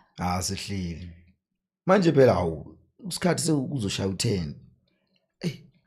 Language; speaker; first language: Zulu; native; Zulu